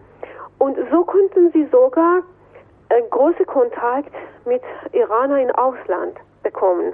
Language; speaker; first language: German; non-native, fluent; Persian